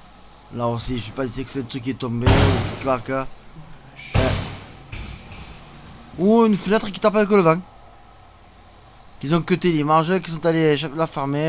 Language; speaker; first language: French; native; French